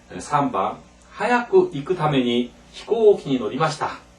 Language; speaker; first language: Japanese; non-native, fluent; Korean